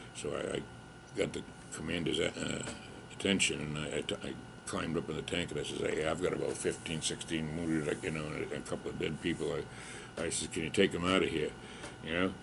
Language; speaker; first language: English; native; English